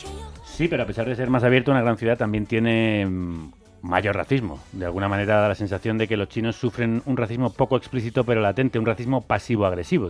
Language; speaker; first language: Spanish; native; Spanish